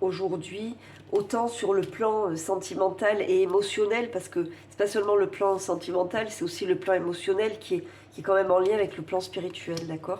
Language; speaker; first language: French; native; French